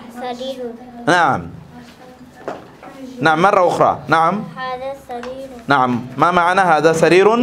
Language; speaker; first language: Arabic; non-native, fluent; Bangla